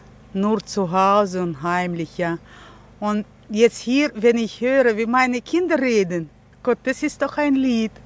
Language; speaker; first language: German; early bilingual, heritage; German